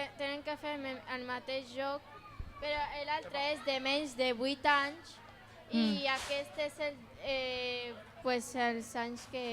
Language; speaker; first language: Catalan; non-native, local second language; Spanish